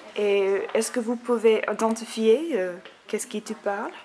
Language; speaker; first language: French; non-native, learner; English